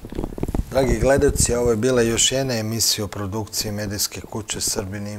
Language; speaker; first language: Croatian; native; Croatian